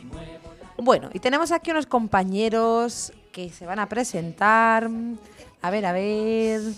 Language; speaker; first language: Spanish; native; Spanish